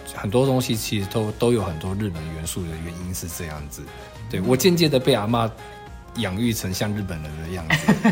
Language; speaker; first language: Chinese; native; Chinese